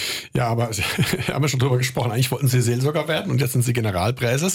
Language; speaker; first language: German; native; German